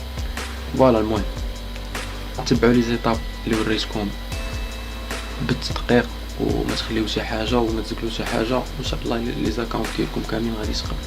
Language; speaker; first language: Arabic; native; Arabic